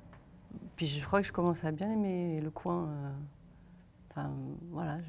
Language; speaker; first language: French; native; French